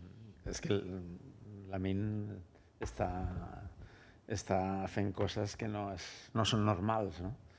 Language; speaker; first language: Catalan; non-native, local second language; Spanish